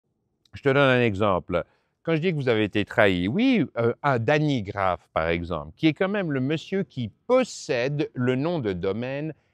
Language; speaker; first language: French; native; French